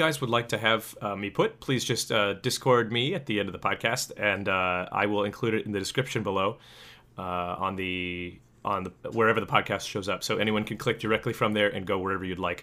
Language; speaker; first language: English; native; English